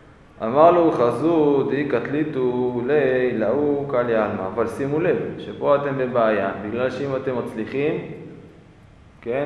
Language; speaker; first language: Hebrew; native; Hebrew